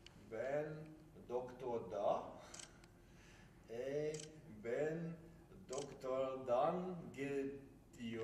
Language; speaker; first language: Turkish; non-native, learner; German